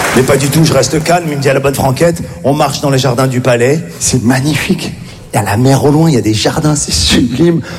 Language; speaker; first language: French; native; French